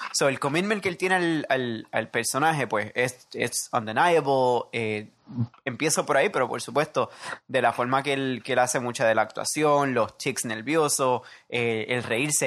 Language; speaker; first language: Spanish; early bilingual, heritage; Spanish